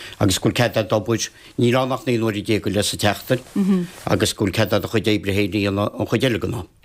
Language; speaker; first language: Irish; native; Irish